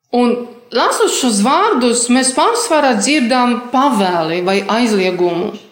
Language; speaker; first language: Latvian; non-native, fluent; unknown